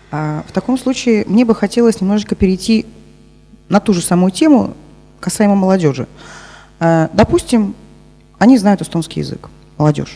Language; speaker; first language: Russian; native; Russian